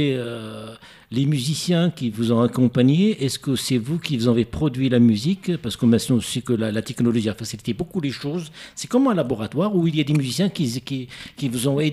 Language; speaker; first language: French; non-native, local second language; Arabic